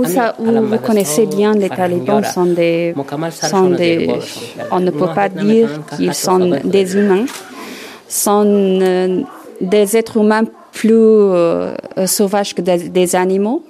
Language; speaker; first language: French; non-native, learner; Persian